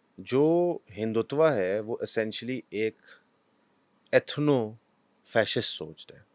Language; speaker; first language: Urdu; non-native, local second language; Punjabi